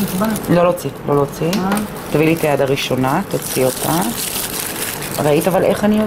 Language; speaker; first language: Hebrew; native; Hebrew